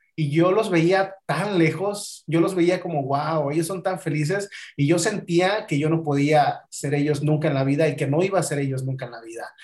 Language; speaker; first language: Spanish; native; Spanish